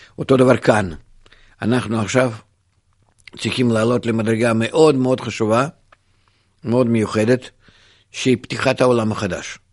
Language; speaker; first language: Hebrew; non-native, fluent; Russian